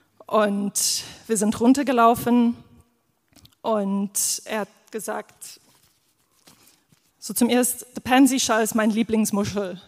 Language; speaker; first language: German; non-native, fluent; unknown